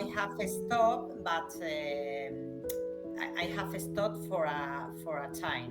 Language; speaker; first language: English; non-native, learner; Spanish